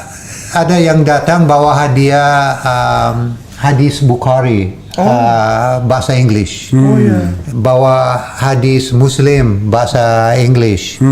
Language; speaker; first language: Indonesian; non-native, fluent; English